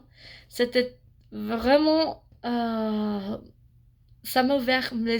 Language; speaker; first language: French; non-native, fluent; English